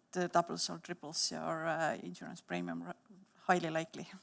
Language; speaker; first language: English; non-native, fluent; Estonian